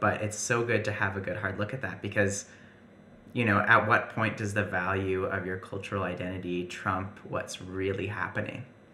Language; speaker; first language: English; native; English